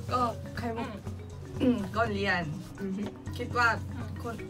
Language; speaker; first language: Thai; non-native, learner; Korean